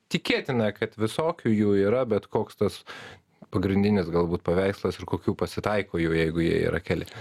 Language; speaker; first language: Lithuanian; native; Lithuanian